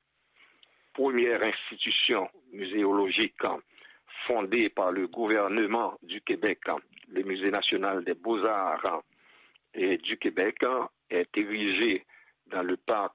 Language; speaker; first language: French; non-native, local second language; Haitian Creole